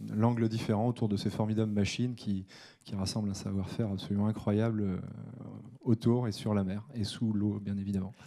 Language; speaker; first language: French; native; French